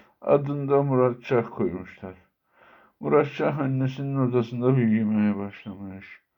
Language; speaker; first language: Turkish; native; Turkish